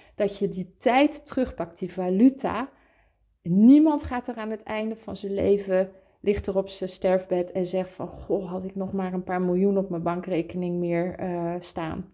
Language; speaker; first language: Dutch; early bilingual, heritage; Dutch